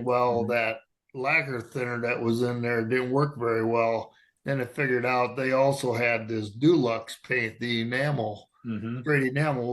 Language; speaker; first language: English; native; English